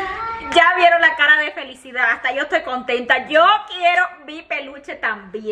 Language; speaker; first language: Spanish; native; Spanish